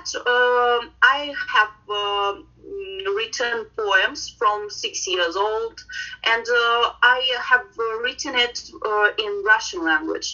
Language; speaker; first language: English; non-native, fluent; Ukrainian